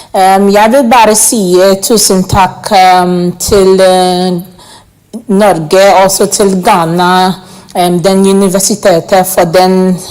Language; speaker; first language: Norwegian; non-native, learner; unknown